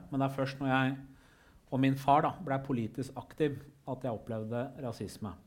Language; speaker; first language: Norwegian; early bilingual, other home language; Persian